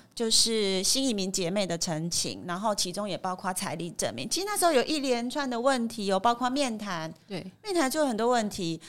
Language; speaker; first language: Chinese; native; Chinese